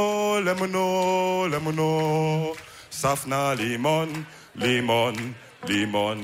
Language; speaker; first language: German; early bilingual, other home language; Wolof